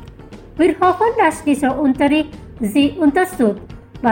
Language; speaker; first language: German; non-native, fluent; Indonesian